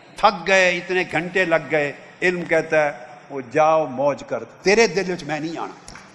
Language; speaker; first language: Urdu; non-native, local second language; Punjabi